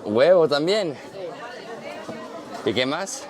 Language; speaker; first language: Spanish; early bilingual, heritage; English